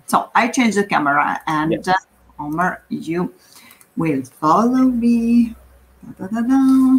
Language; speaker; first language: English; non-native, fluent; Italian